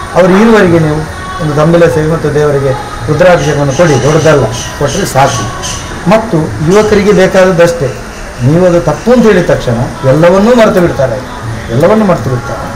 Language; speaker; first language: Kannada; non-native, local second language; Tulu